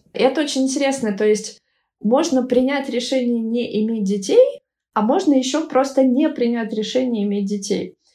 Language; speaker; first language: Russian; native; Russian